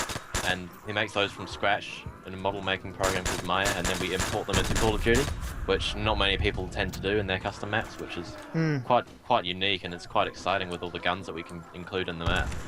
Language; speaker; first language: English; native; English